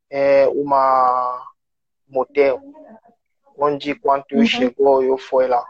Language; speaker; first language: Portuguese; non-native, learner; French